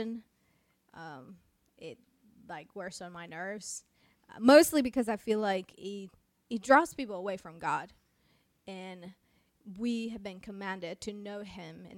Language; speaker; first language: English; non-native, fluent; Spanish